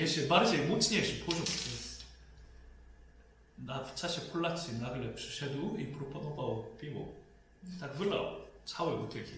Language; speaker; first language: Polish; non-native, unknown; Korean